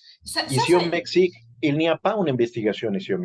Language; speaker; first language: French; non-native, learner; Spanish